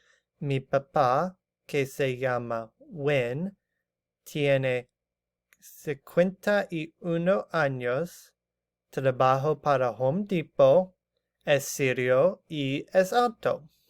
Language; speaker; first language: Spanish; non-native, learner; English